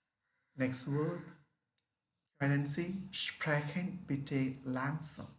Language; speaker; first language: German; non-native, learner; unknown